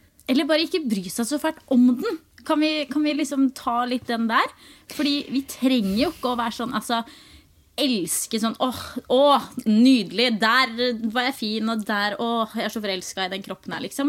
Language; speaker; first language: Norwegian; native; Norwegian